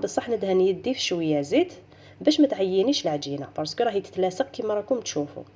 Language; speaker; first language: Arabic; native; Arabic